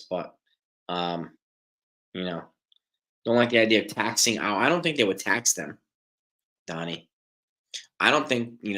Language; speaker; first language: English; native; English